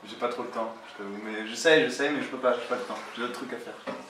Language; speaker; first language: French; native; French